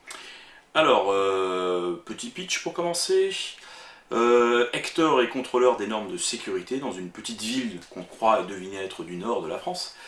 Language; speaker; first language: French; native; French